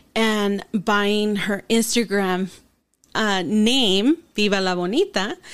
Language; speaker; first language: English; early bilingual, other home language; Spanish